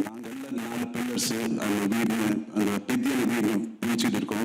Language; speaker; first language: Tamil; non-native, local second language; Telugu